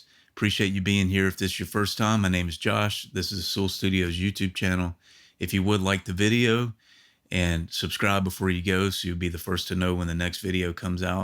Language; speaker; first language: English; native; English